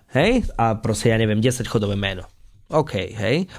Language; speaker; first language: Slovak; native; Slovak